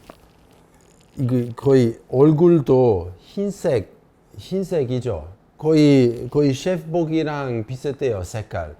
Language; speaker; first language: Korean; non-native, fluent; Italian